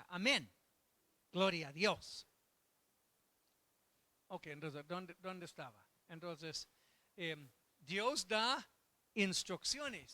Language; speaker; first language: Spanish; non-native, fluent; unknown